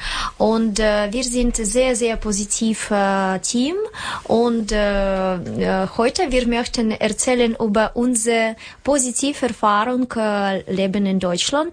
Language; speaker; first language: German; non-native, learner; Russian